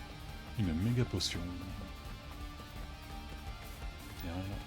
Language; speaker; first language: French; native; French